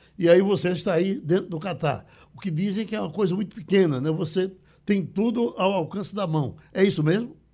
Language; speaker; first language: Portuguese; native; Portuguese